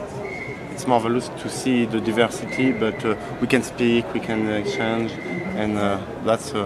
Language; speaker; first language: English; non-native, learner; French